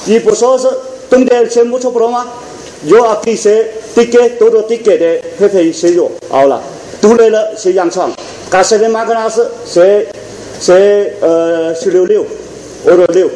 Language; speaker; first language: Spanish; non-native, learner; Chinese